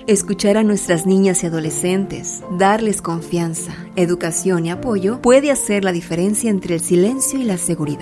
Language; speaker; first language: Spanish; native; Spanish